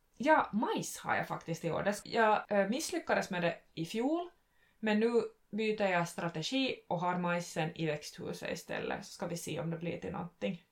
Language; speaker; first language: Swedish; native; Swedish